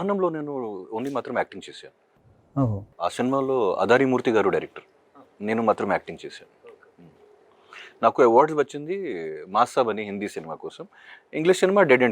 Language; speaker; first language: Telugu; non-native, local second language; Hindi